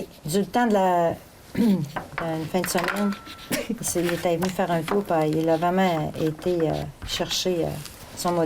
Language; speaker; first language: French; native; French